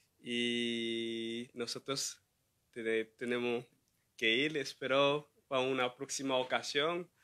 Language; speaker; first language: Spanish; non-native, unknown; Haitian Creole